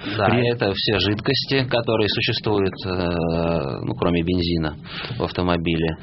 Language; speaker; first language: Russian; native; Russian